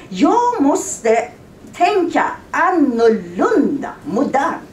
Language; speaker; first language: Swedish; non-native, fluent; Persian